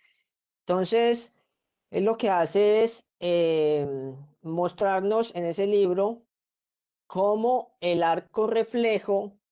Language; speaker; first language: Spanish; native; Spanish